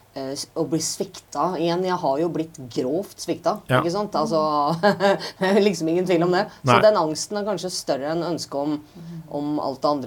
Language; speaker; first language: Norwegian; native; Norwegian